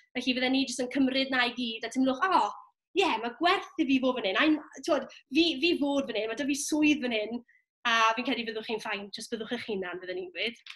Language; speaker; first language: Welsh; native; Welsh